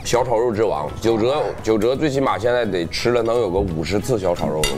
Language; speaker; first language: Chinese; native; Chinese